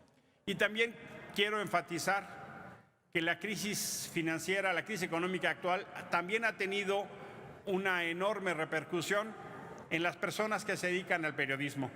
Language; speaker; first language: Spanish; native; Spanish